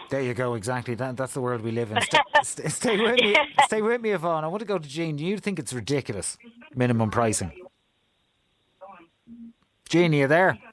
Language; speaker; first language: English; native; English